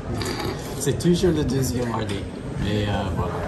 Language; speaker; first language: French; non-native, fluent; English